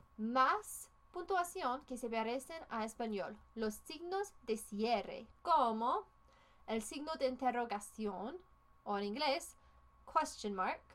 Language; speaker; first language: Spanish; non-native, fluent; English